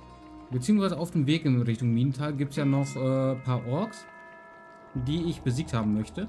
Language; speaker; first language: German; native; German